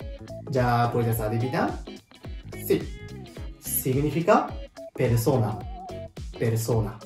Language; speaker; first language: Spanish; non-native, learner; Japanese